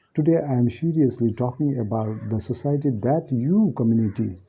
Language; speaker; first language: English; non-native, local second language; Nepali